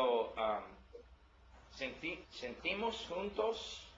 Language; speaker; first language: Spanish; non-native, learner; English